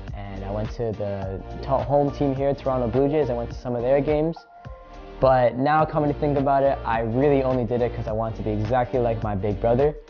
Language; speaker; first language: English; early bilingual, other home language; Hindi